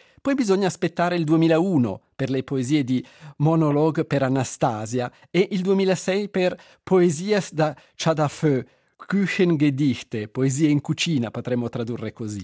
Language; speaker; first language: Italian; native; Italian